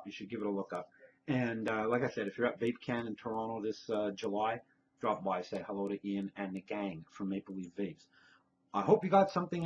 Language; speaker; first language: English; native; English